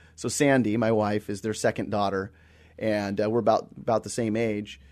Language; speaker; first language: English; native; English